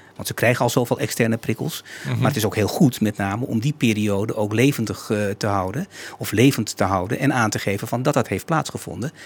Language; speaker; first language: Dutch; native; Dutch